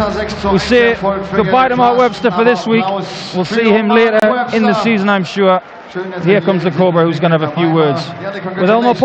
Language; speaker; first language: English; native; English